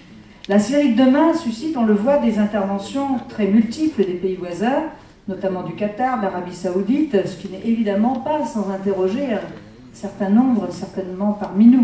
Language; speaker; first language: French; native; French